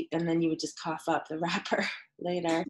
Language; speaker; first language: English; native; English